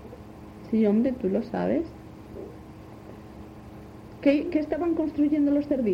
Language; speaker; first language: Spanish; native; Spanish